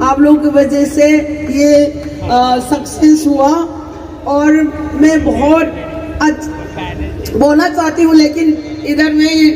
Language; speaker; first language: Hindi; non-native, local second language; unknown